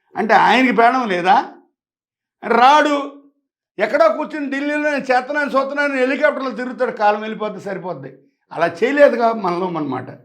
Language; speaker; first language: Telugu; native; Telugu